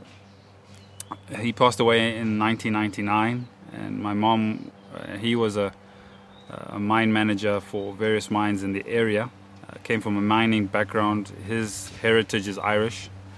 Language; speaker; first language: English; native; English